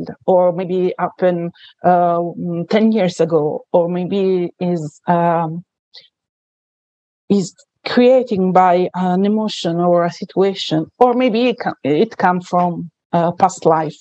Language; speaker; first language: English; non-native, fluent; Italian